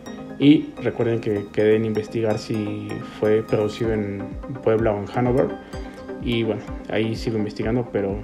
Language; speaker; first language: Spanish; native; Spanish